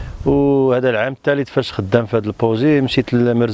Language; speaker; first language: Arabic; native; Arabic